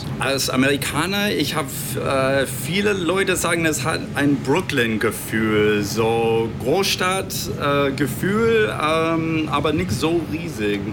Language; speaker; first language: German; non-native, learner; English